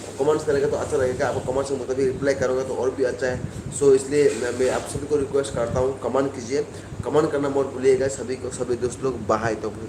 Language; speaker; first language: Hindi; non-native, local second language; Kok Borok